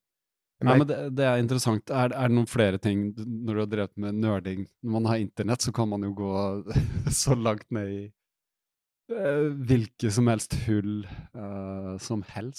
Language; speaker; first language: Norwegian; native; Norwegian